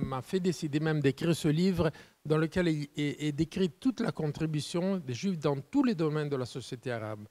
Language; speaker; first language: French; non-native, fluent; Italian